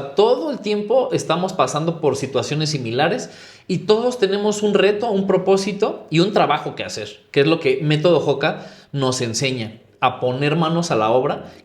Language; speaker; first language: Spanish; native; Spanish